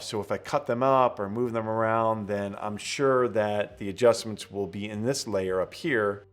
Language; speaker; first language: English; native; English